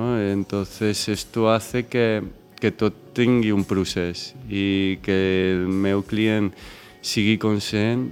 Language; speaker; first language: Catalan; non-native, local second language; Spanish